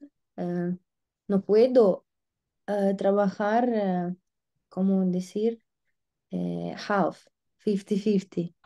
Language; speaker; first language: Spanish; non-native, learner; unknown